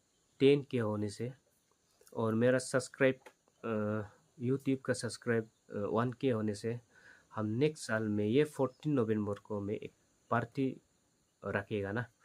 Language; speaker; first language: Hindi; non-native, local second language; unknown